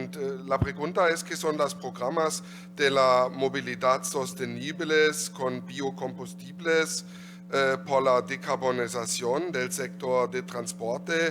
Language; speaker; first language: Spanish; non-native, learner; German